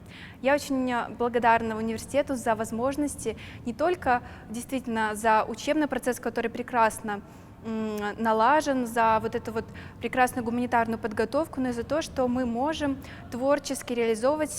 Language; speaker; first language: Russian; native; Russian